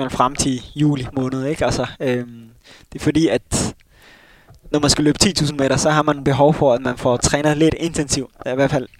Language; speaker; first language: Danish; early bilingual, other home language; Somali